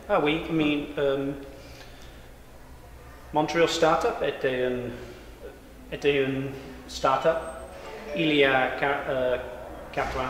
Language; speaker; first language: French; non-native, learner; English